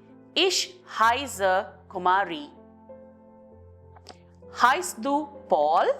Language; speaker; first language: German; non-native, fluent; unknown